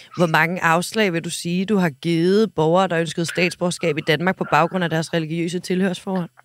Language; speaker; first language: Danish; native; Danish